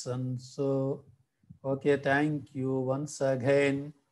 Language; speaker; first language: English; non-native, local second language; Telugu